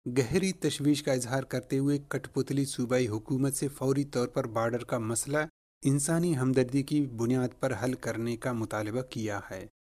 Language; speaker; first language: Urdu; non-native, local second language; Baluchi